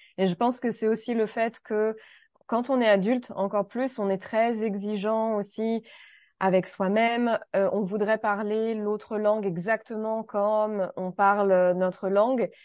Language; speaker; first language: French; native; French